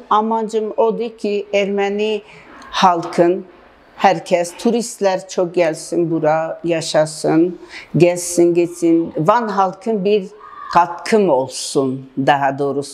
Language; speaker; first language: Turkish; non-native, learner; Armenian